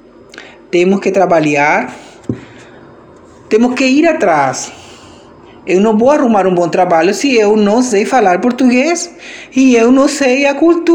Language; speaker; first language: Portuguese; non-native, fluent; Spanish